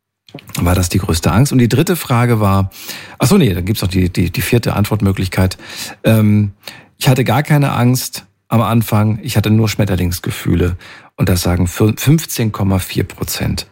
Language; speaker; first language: German; native; German